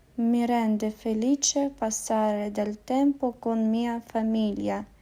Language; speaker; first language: Italian; non-native, fluent; Ukrainian